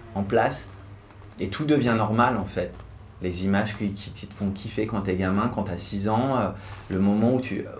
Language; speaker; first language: French; native; French